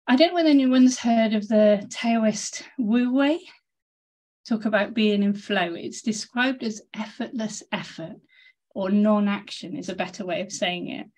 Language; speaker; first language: English; native; English